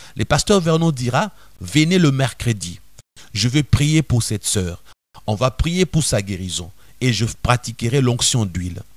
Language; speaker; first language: French; non-native, local second language; Lingala